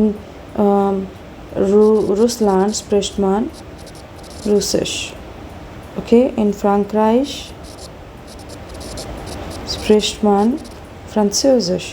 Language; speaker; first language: German; non-native, learner; Hindi